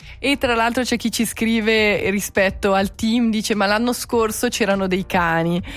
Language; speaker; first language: Italian; native; Italian